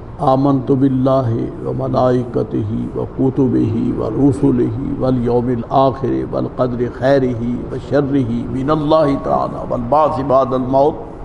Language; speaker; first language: Urdu; non-native, local second language; Punjabi